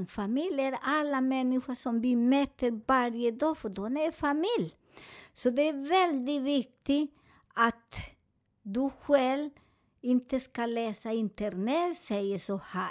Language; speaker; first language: Swedish; non-native, learner; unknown